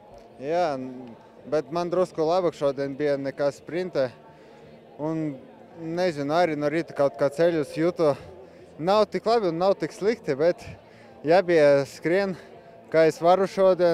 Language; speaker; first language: Latvian; non-native, local second language; Russian